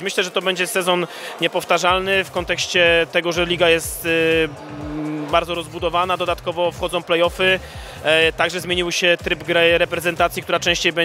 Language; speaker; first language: Polish; native; Polish